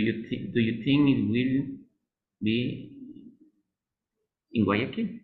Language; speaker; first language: English; non-native, learner; Spanish